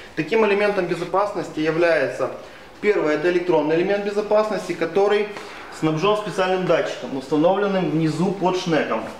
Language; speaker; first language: Russian; native; Russian